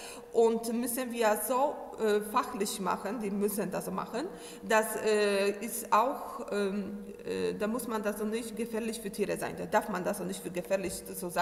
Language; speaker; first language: German; non-native, learner; Polish